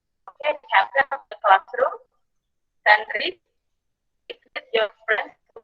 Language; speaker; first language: English; non-native, fluent; Indonesian